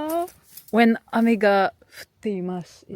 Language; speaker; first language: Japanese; non-native, learner; French